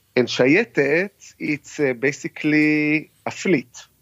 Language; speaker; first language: English; non-native, fluent; Hebrew